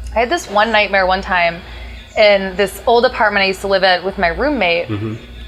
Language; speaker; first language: English; native; English